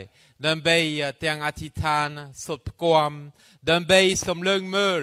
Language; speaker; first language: Khmer; non-native, fluent; French